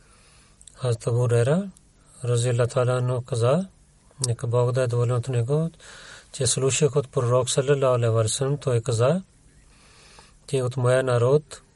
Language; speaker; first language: Bulgarian; non-native, learner; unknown